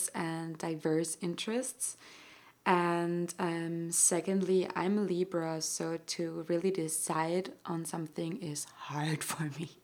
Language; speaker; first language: English; non-native, fluent; German